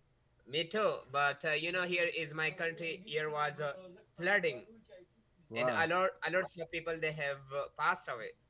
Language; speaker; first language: English; non-native, learner; Pashto